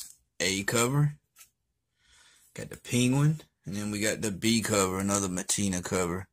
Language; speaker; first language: English; native; English